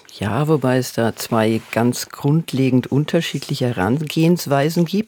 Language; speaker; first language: German; native; German